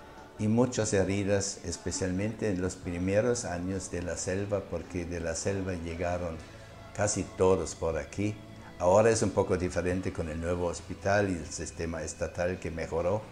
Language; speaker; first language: Spanish; non-native, fluent; German